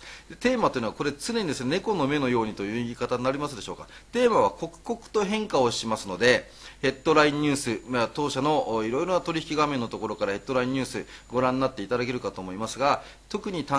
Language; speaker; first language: Japanese; native; Japanese